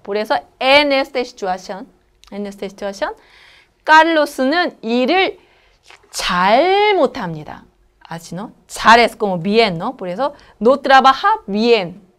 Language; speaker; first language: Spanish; non-native, learner; Korean